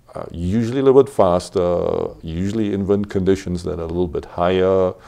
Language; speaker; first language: English; non-native, fluent; German